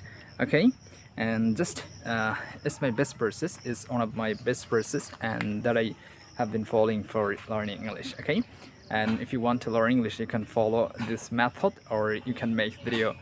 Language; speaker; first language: English; non-native, learner; Bangla